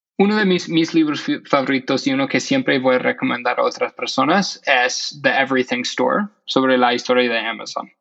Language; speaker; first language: Spanish; non-native, fluent; English